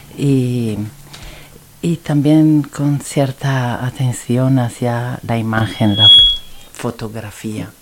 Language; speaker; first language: Spanish; non-native, fluent; Italian